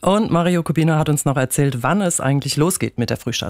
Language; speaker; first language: German; native; German